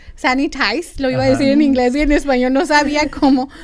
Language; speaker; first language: Spanish; native; Spanish